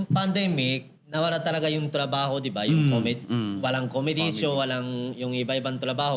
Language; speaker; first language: Filipino; non-native, learner; Japanese